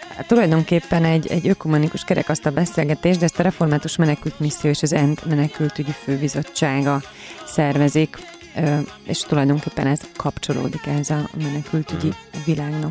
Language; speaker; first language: Hungarian; native; Hungarian